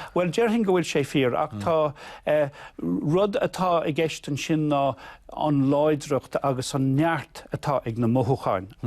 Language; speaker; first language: Irish; non-native, local second language; English